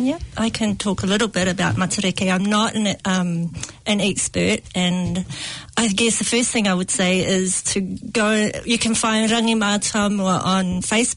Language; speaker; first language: English; native; English